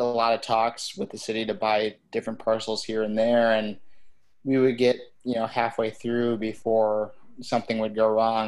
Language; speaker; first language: English; native; English